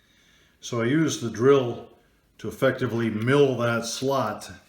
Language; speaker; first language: English; native; English